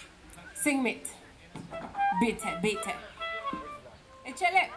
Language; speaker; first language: German; non-native, fluent; Spanish